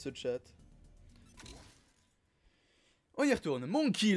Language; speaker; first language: French; native; French